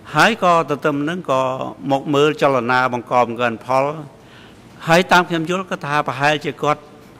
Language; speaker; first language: Khmer; native; Khmer